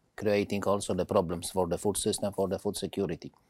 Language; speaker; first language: English; non-native, learner; Polish